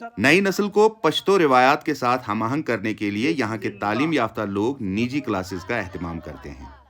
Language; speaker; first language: Urdu; non-native, local second language; Kashmiri